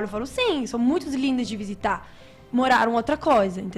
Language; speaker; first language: Portuguese; non-native, fluent; Italian